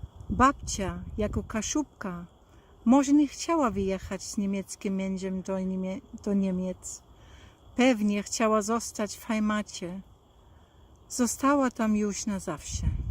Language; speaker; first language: Polish; non-native, fluent; German